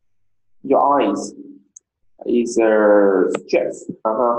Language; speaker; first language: English; non-native, learner; Vietnamese